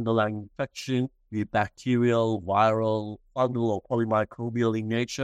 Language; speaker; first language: English; non-native, local second language; Sinhala